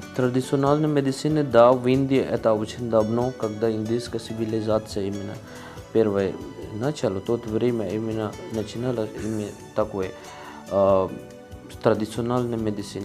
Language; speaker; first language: Russian; non-native, learner; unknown